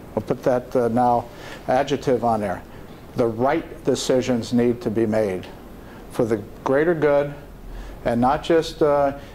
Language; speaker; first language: English; native; English